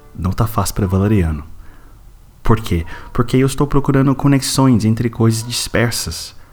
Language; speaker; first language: Portuguese; non-native, fluent; English